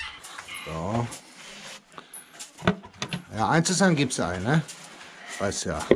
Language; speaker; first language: German; native; German